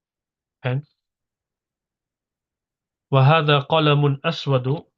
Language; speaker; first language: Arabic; non-native, fluent; English